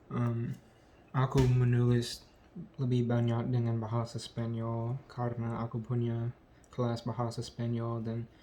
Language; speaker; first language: Indonesian; non-native, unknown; English